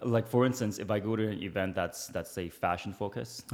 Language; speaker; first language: English; early bilingual, other home language; Chinese